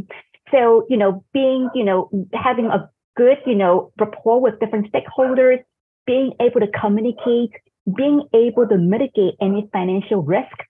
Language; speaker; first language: English; non-native, fluent; Cantonese